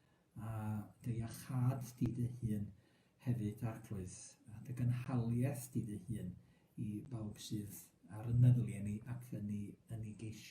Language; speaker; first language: Welsh; native; Welsh